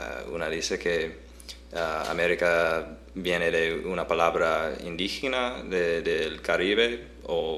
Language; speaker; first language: Spanish; non-native, fluent; English